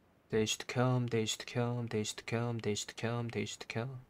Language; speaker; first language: English; non-native, learner; Korean